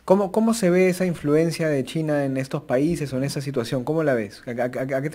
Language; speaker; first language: Spanish; native; Spanish